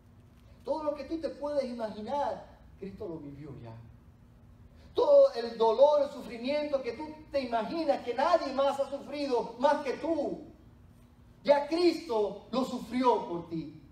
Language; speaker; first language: Spanish; native; Spanish